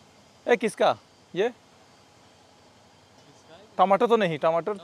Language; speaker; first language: Hindi; non-native, learner; Bangla